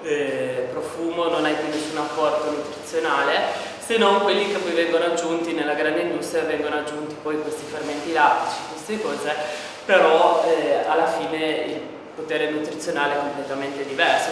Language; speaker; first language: Italian; native; Italian